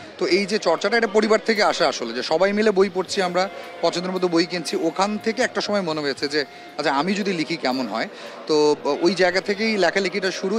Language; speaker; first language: Bangla; native; Bangla